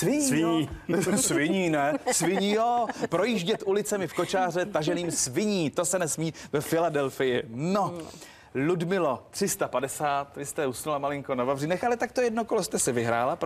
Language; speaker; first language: Czech; native; Czech